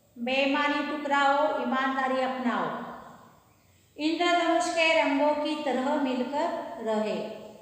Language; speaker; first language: Hindi; non-native, local second language; Marathi